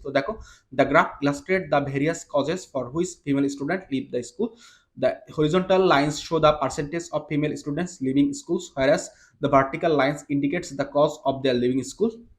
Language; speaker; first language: English; non-native, local second language; Bangla